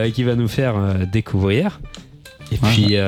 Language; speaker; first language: French; native; French